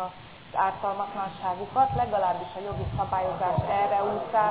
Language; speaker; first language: Hungarian; native; Hungarian